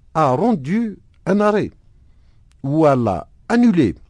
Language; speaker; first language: French; non-native, local second language; Arabic